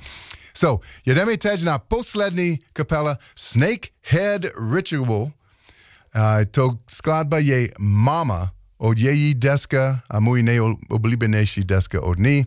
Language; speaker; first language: Czech; non-native, learner; English